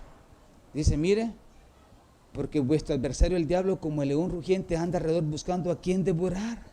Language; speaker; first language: Spanish; native; Spanish